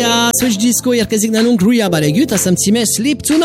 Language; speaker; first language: Hungarian; native; Hungarian